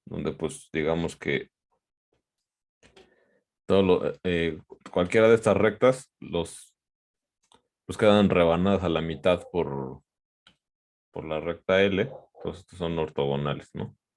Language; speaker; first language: Spanish; native; Spanish